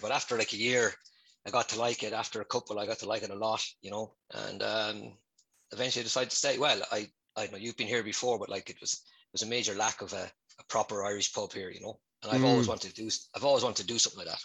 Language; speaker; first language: English; native; English